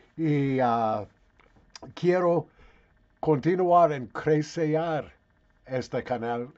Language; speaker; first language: Spanish; non-native, learner; English